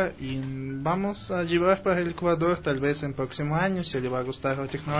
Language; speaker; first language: Spanish; non-native, fluent; Russian